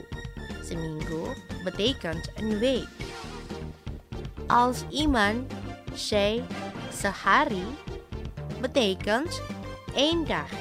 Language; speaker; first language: Dutch; non-native, fluent; Indonesian